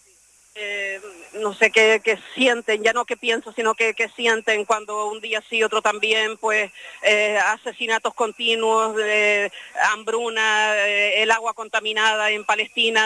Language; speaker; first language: Spanish; native; Spanish